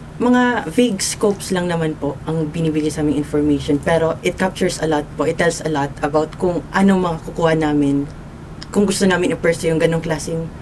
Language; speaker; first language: Filipino; non-native, local second language; Bikol